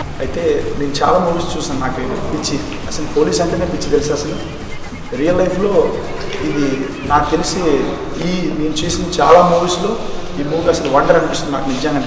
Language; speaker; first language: Telugu; native; Telugu